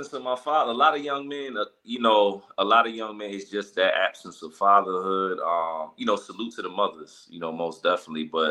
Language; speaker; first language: English; native; English